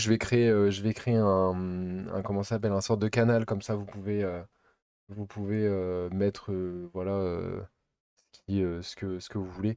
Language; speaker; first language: French; native; French